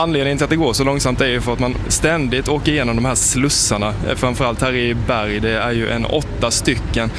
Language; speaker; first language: Swedish; native; Swedish